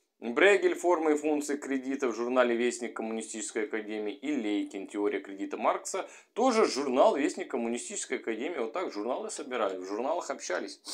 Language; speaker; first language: Russian; native; Russian